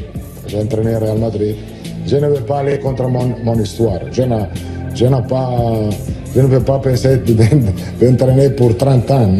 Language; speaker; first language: French; non-native, fluent; Italian